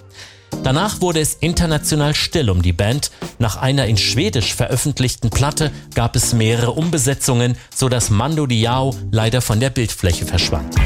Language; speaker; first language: German; native; German